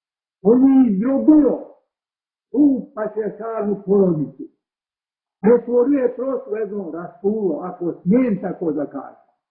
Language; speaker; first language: Serbian; native; Serbian